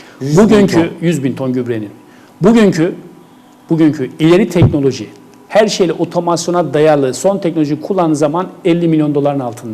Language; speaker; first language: Turkish; native; Turkish